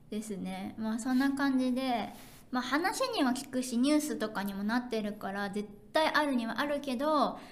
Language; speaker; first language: Japanese; native; Japanese